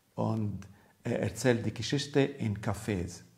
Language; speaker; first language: German; non-native, learner; Arabic